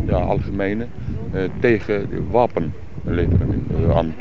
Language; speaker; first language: Dutch; non-native, learner; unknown